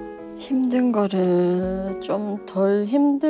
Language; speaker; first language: Korean; native; Korean